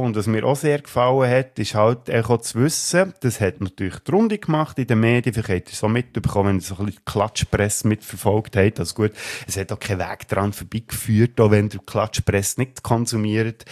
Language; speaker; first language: German; native; German